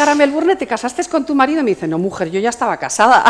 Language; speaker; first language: Spanish; native; Spanish